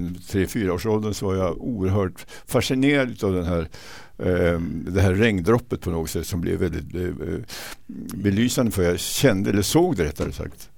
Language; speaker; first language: Swedish; native; Swedish